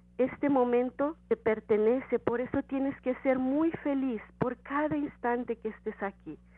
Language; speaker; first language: Spanish; non-native, fluent; Romanian